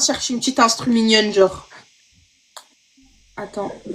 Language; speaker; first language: French; native; French